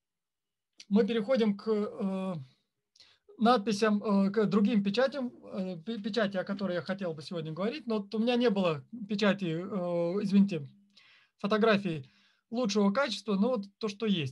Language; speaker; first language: Russian; native; Russian